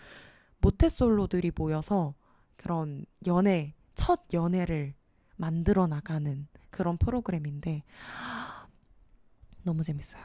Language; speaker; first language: Korean; native; Korean